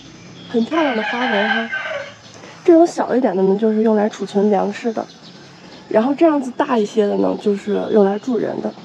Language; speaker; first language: Chinese; native; Chinese